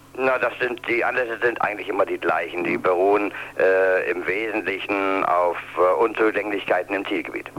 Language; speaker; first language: German; native; German